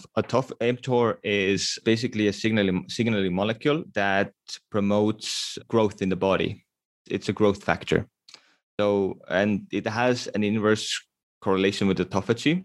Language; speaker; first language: English; non-native, fluent; Estonian